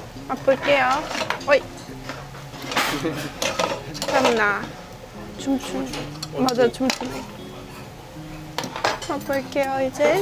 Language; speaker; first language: Korean; non-native, fluent; Estonian